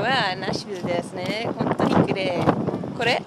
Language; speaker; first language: Japanese; non-native, learner; English